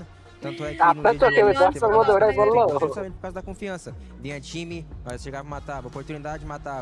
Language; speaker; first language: Portuguese; native; Portuguese